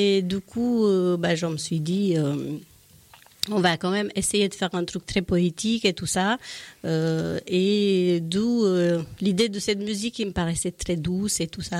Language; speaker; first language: French; native; French